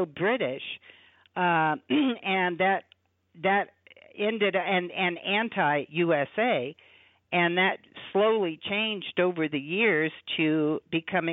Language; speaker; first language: English; native; English